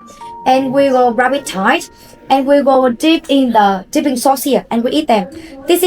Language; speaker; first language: English; non-native, fluent; Vietnamese